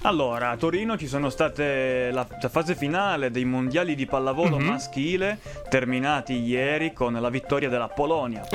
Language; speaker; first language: Italian; native; Italian